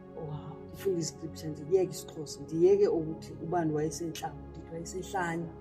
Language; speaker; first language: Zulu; non-native, local second language; Xhosa